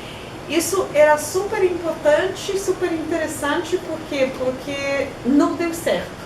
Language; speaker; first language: Portuguese; non-native, fluent; Polish